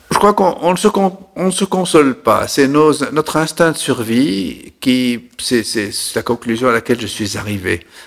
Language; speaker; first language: French; non-native, local second language; Arabic